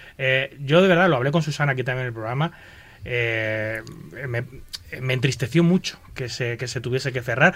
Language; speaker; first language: Spanish; native; Spanish